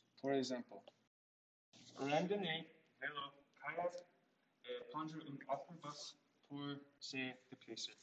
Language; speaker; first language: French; non-native, learner; English